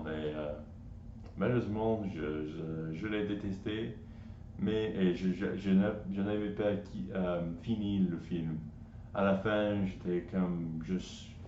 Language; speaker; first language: French; non-native, learner; English